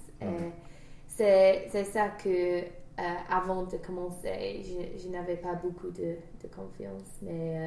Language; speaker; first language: French; non-native, learner; English